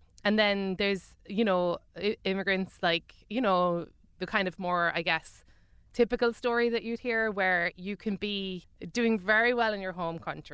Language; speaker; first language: English; native; English